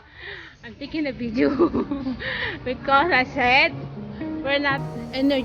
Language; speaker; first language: English; non-native, local second language; Filipino